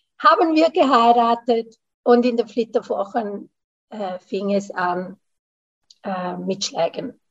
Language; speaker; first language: German; native; German